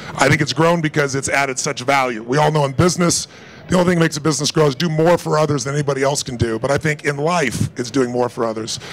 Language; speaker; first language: English; native; English